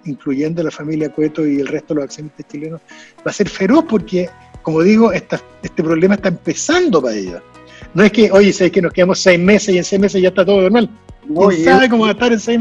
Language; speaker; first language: Spanish; native; Spanish